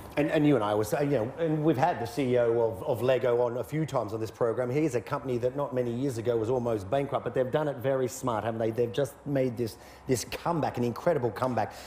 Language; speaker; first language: English; native; English